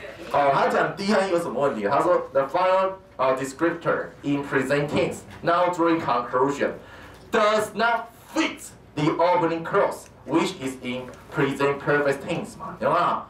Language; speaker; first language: English; non-native, fluent; Chinese